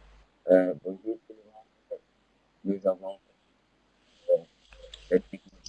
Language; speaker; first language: French; non-native, learner; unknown